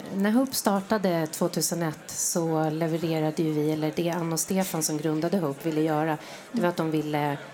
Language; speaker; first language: Swedish; native; Swedish